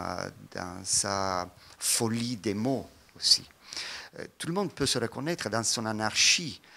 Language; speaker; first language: French; non-native, fluent; Italian